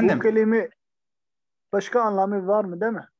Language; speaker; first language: Turkish; non-native, learner; Somali